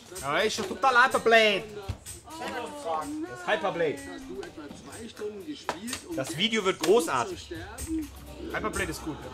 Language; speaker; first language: German; native; German